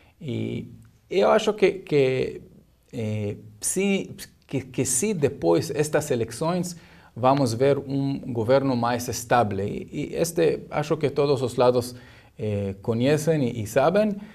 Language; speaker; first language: Portuguese; non-native, learner; Hebrew